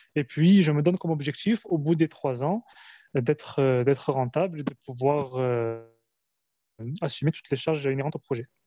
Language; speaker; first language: French; early bilingual, other home language; Arabic